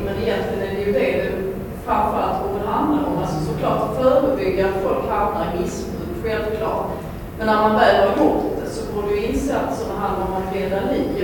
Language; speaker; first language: Swedish; native; Swedish